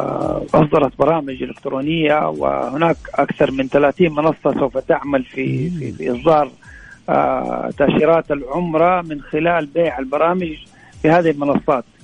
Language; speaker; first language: Arabic; native; Arabic